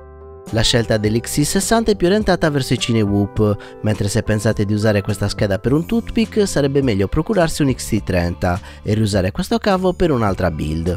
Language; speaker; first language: Italian; native; Italian